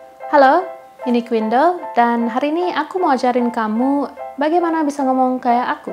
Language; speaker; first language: Indonesian; early bilingual, heritage; Indonesian